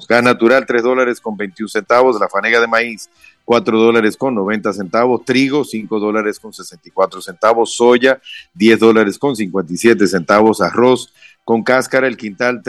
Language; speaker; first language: Spanish; native; Spanish